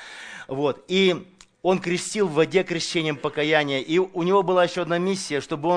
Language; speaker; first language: Russian; native; Russian